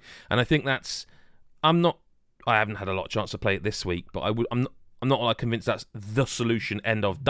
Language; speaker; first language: English; native; English